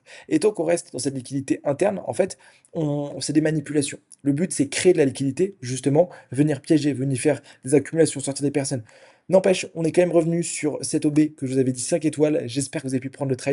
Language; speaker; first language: French; native; French